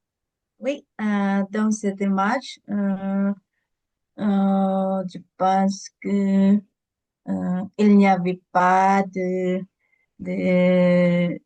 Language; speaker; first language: French; non-native, learner; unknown